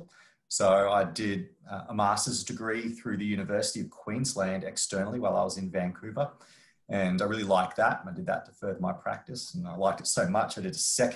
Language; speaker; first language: English; native; English